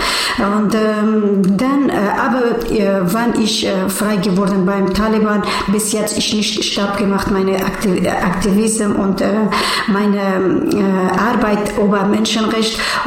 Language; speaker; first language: German; non-native, learner; Persian